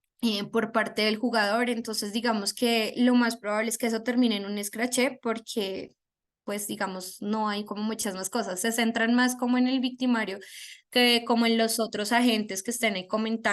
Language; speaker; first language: Spanish; native; Spanish